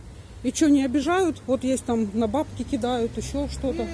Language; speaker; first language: Russian; native; Russian